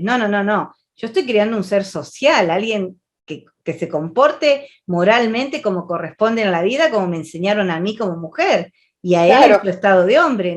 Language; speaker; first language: Spanish; native; Spanish